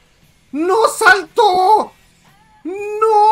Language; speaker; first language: Spanish; native; Spanish